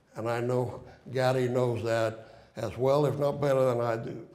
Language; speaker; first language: English; non-native, fluent; Spanish